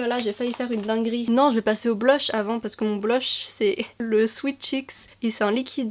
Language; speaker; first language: French; native; French